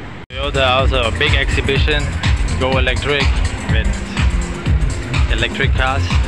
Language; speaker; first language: English; non-native, fluent; German